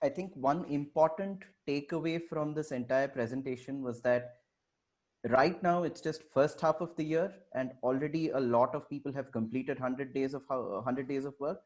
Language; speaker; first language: English; non-native, local second language; Hindi